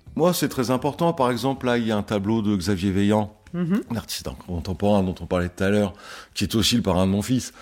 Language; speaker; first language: French; native; French